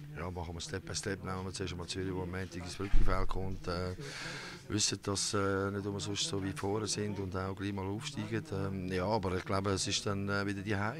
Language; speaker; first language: German; native; German